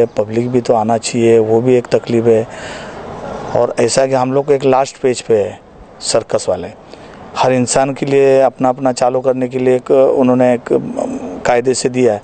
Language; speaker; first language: Hindi; native; Hindi